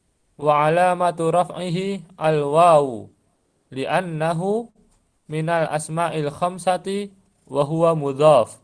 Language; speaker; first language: Arabic; non-native, learner; Indonesian